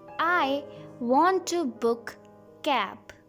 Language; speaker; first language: English; non-native, local second language; Hindi